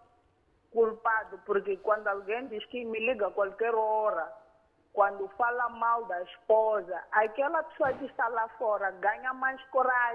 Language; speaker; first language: Portuguese; non-native, local second language; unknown